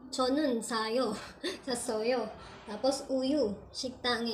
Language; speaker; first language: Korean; non-native, fluent; Filipino